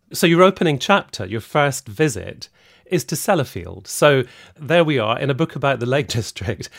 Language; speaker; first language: English; native; English